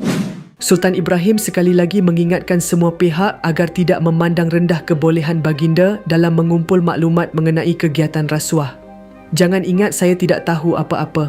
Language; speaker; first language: Malay; native; Malay